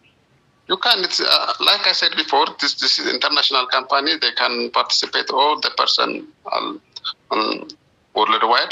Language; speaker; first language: English; non-native, learner; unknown